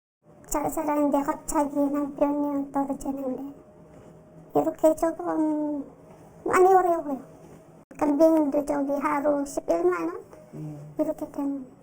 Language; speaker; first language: Korean; non-native, learner; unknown